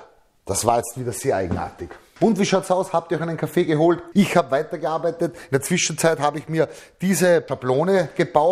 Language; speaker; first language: German; native; German